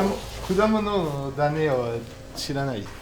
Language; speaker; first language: Japanese; non-native, learner; French